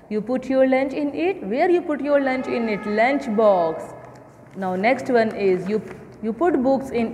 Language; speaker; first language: English; non-native, local second language; Urdu